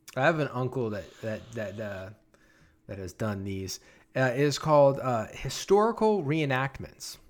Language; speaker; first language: English; native; English